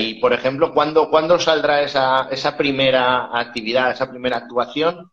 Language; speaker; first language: Spanish; non-native, local second language; Catalan